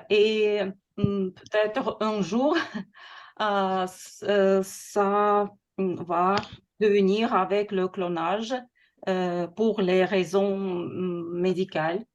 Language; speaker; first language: French; non-native, fluent; Russian